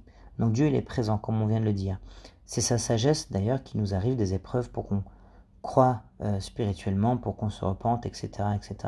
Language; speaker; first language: French; native; French